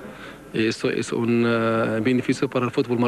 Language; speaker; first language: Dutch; non-native, learner; Arabic